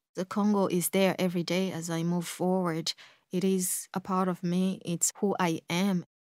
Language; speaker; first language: English; early bilingual, other home language; Kongo